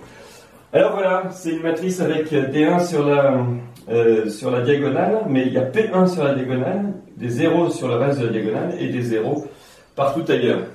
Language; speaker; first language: French; native; French